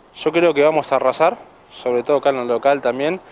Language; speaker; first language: Spanish; native; Spanish